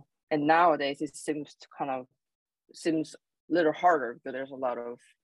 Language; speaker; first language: English; non-native, fluent; Korean